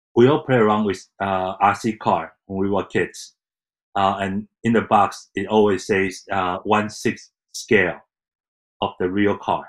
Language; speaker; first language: English; non-native, fluent; Chinese